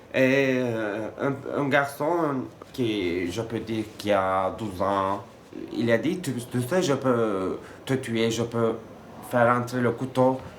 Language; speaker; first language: French; non-native, fluent; Turkish